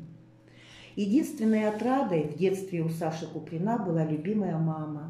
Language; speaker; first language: Russian; native; Russian